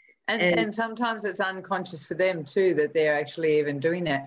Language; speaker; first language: English; native; English